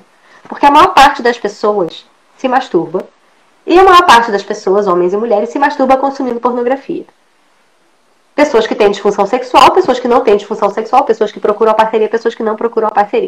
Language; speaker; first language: Portuguese; native; Portuguese